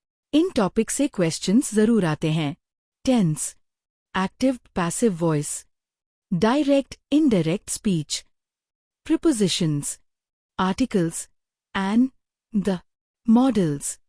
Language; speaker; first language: Hindi; native; Hindi